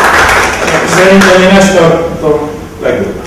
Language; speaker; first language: Hungarian; non-native, local second language; Romanian